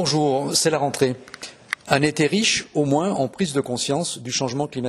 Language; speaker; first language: French; native; French